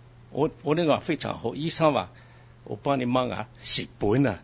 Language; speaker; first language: Cantonese; early bilingual, heritage; Cantonese